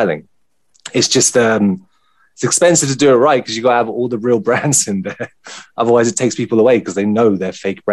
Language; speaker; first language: English; native; English